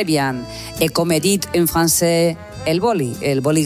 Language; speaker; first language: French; non-native, learner; Spanish